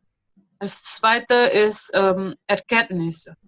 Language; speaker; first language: German; non-native, fluent; Indonesian